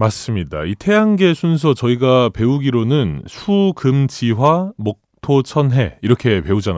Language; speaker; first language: Korean; native; Korean